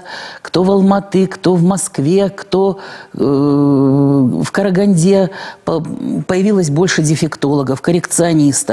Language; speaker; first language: Russian; native; Russian